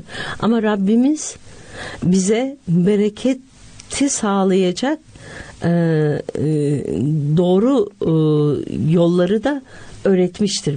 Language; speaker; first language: Turkish; native; Turkish